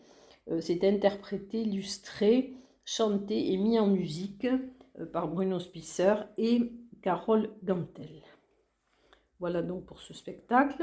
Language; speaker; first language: French; native; French